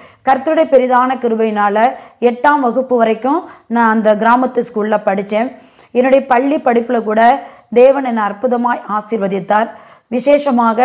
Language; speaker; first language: Tamil; native; Tamil